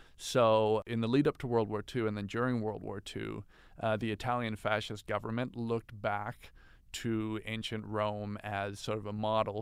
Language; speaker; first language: English; native; English